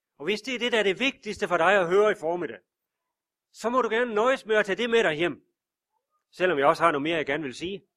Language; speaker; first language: Danish; native; Danish